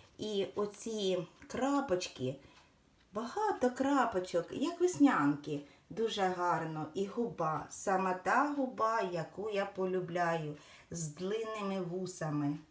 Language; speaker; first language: Ukrainian; non-native, local second language; Russian